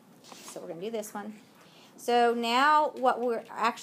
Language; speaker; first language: English; native; English